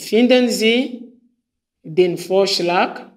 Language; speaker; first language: German; non-native, fluent; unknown